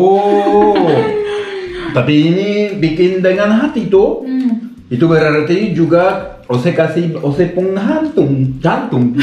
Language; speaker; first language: Indonesian; non-native, learner; Swiss German